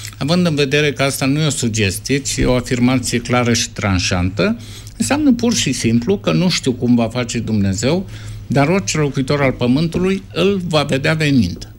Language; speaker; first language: Romanian; native; Romanian